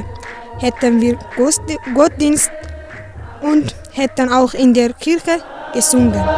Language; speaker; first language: German; non-native, learner; Tigrinya